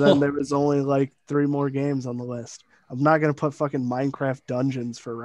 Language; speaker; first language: English; native; English